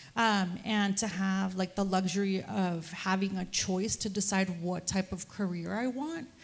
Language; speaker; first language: English; early bilingual, other home language; Spanish